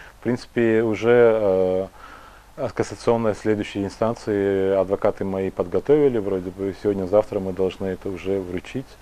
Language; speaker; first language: Russian; non-native, local second language; Tajik